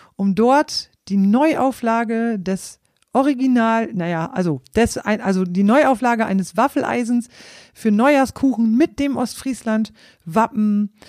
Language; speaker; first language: German; native; German